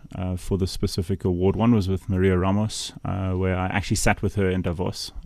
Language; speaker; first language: English; native; English